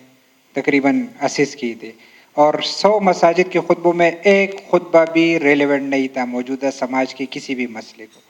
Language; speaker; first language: Urdu; native; Urdu